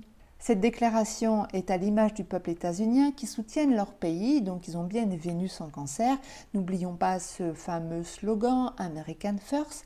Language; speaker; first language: French; native; French